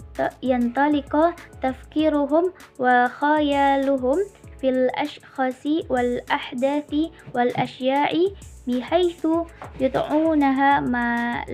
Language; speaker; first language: Arabic; non-native, learner; Indonesian